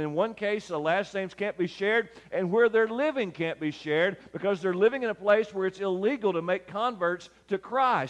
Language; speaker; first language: English; native; English